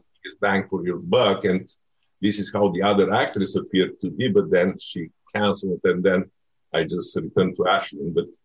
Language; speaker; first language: English; non-native, fluent; Bulgarian